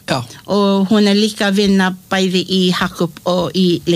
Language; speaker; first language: Icelandic; non-native, learner; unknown